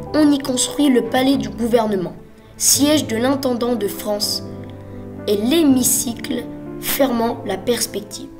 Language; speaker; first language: French; native; French